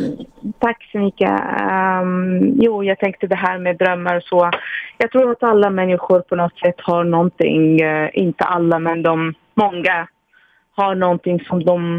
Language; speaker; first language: Swedish; non-native, fluent; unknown